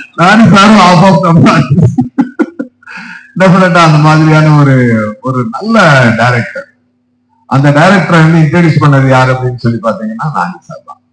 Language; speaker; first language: Tamil; native; Tamil